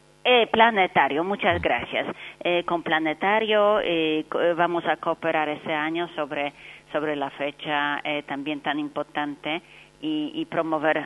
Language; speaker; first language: Spanish; non-native, fluent; Polish